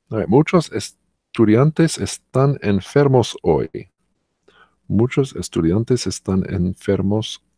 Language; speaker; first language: Spanish; non-native, learner; English